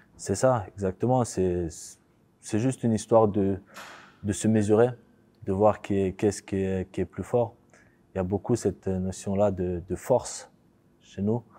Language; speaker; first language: French; early bilingual, other home language; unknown